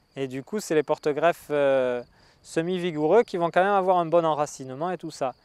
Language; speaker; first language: French; native; French